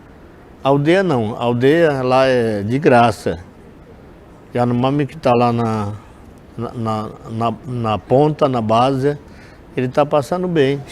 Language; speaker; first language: Portuguese; non-native, local second language; Yanomámi